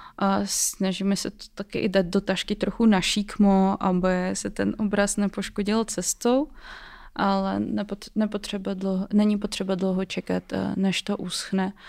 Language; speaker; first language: Czech; non-native, fluent; Russian